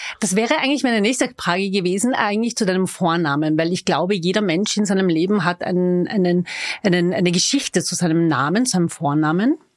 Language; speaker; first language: German; early bilingual, other home language; Turkish